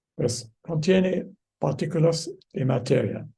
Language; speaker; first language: Spanish; non-native, fluent; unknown